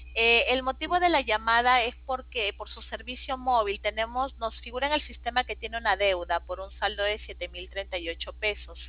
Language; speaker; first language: Spanish; native; Spanish